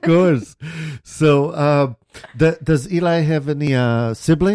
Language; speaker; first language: English; native; English